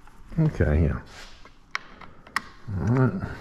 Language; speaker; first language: English; native; English